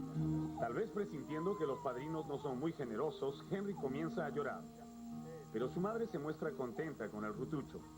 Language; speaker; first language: Spanish; native; Spanish